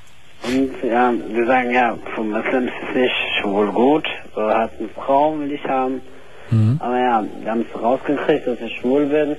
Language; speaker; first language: German; early bilingual, other home language; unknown